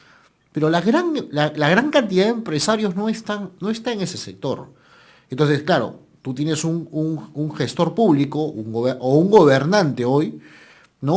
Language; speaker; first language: Spanish; native; Spanish